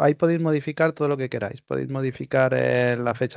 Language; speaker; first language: Spanish; native; Spanish